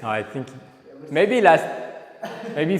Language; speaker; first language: English; non-native, learner; French